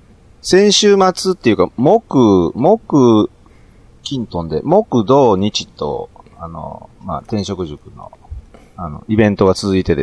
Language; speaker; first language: Japanese; native; Japanese